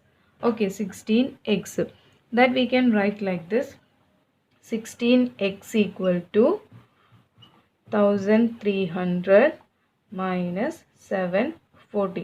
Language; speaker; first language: English; non-native, local second language; Malayalam